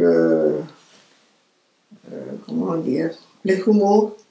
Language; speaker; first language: French; non-native, fluent; Romanian